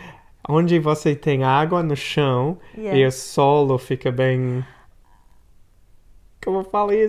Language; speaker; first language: Portuguese; non-native, fluent; English